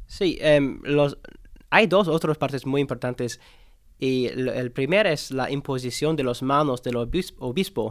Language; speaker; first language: Spanish; non-native, learner; English